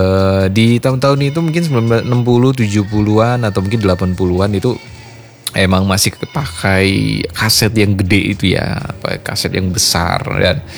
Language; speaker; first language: Indonesian; native; Indonesian